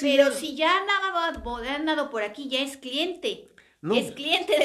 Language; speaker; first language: Spanish; native; Spanish